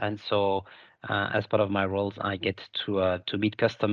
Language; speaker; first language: English; non-native, fluent; French